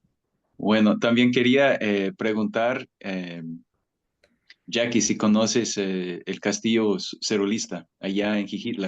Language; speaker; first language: Spanish; non-native, fluent; English